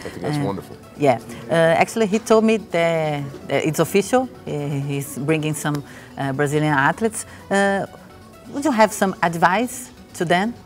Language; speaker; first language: English; non-native, learner; Portuguese